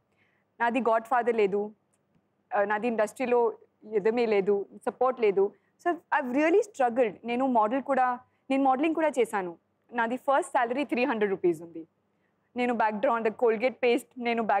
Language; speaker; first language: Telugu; non-native, learner; Sindhi